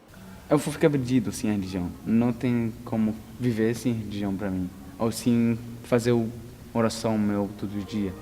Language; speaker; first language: Portuguese; non-native, learner; Arabic